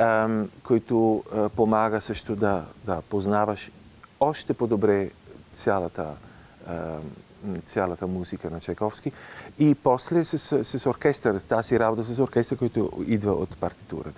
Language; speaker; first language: Bulgarian; non-native, fluent; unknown